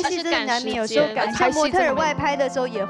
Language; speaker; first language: Chinese; native; Chinese